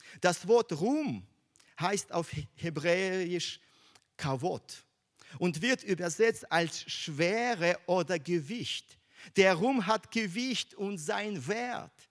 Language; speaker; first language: German; non-native, fluent; Russian